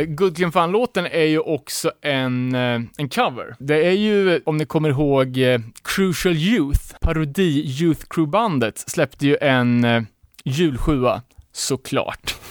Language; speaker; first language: Swedish; native; Swedish